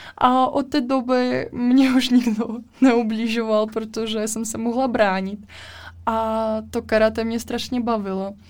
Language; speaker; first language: Czech; non-native, fluent; Russian